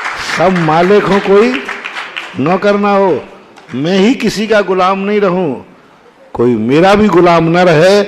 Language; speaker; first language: Hindi; native; Hindi